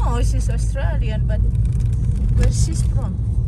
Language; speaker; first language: English; non-native, learner; Indonesian